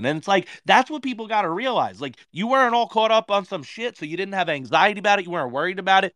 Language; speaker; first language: English; native; English